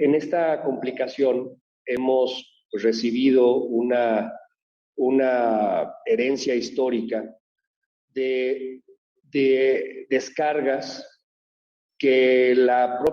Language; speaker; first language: Spanish; native; Spanish